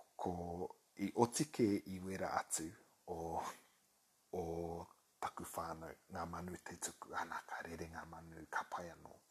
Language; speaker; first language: Māori; non-native, local second language; English